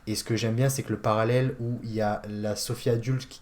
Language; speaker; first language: French; native; French